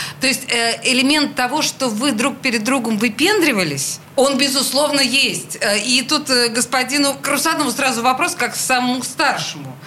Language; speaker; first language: Russian; native; Russian